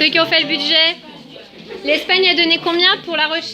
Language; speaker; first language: French; native; French